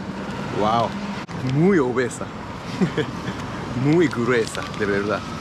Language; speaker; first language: Spanish; non-native, fluent; Japanese